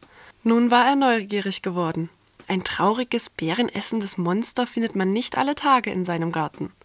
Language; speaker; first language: German; native; German